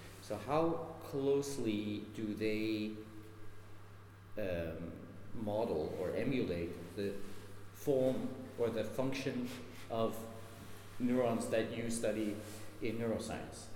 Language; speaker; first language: English; native; English